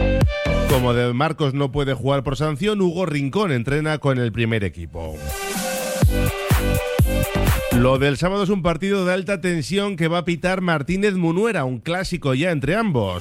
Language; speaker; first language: Spanish; native; Spanish